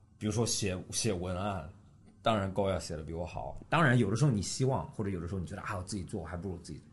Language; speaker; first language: Chinese; early bilingual, heritage; Chinese